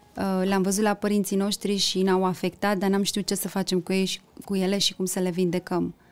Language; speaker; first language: Romanian; early bilingual, heritage; Romanian